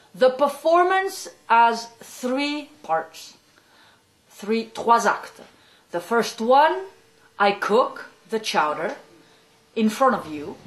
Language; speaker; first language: English; non-native, fluent; French